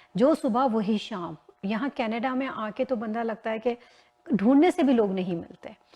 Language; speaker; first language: Urdu; native; Urdu